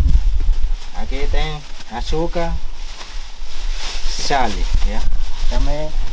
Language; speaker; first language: Portuguese; non-native, learner; Vietnamese